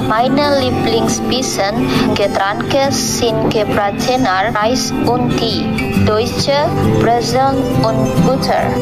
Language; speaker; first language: German; non-native, learner; Indonesian